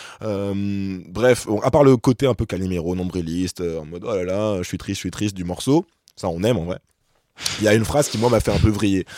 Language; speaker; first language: French; native; French